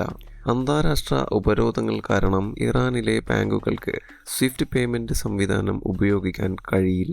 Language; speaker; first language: Malayalam; native; Malayalam